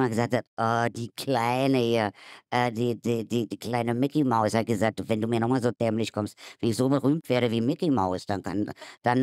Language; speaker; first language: German; native; German